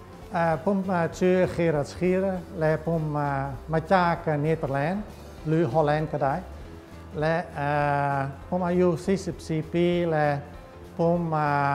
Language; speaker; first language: Thai; non-native, fluent; Dutch